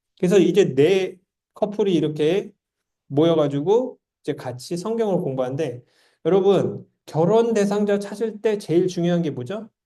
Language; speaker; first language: Korean; native; Korean